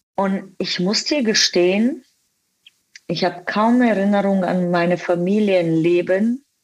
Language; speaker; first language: German; non-native, fluent; Bulgarian